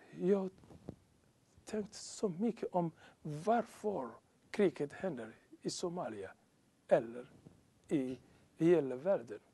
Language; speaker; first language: Swedish; non-native, learner; Somali